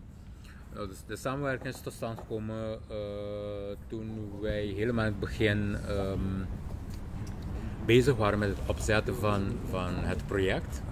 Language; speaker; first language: Dutch; non-native, local second language; Papiamento